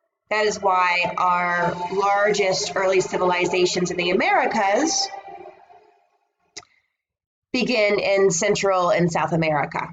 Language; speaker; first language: English; native; English